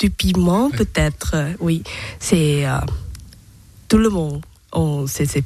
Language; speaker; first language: French; non-native, learner; Thai